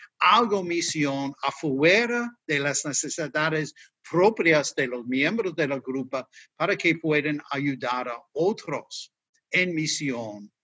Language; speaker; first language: Spanish; non-native, fluent; English